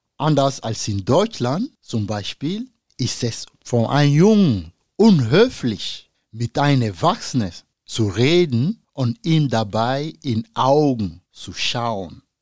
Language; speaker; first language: German; non-native, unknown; Dyula